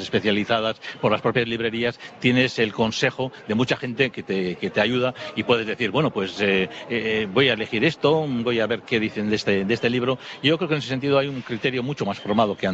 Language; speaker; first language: Spanish; native; Spanish